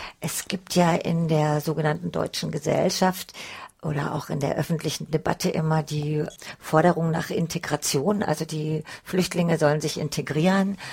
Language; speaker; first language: German; native; German